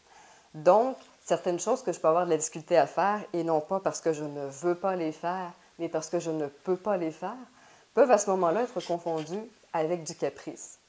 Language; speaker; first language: French; native; French